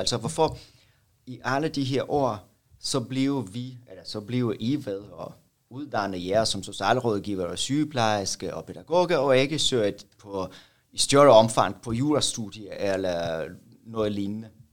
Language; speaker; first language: Danish; non-native, fluent; Russian